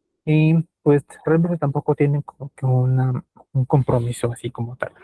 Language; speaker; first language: Spanish; native; Spanish